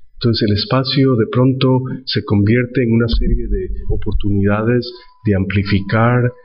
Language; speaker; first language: Spanish; native; Spanish